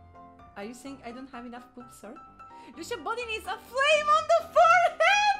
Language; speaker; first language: English; non-native, fluent; Italian